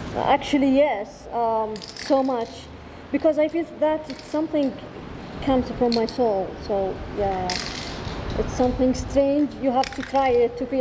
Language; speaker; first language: English; non-native, learner; Arabic